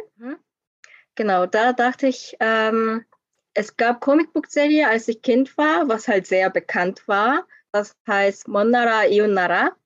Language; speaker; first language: German; non-native, fluent; Korean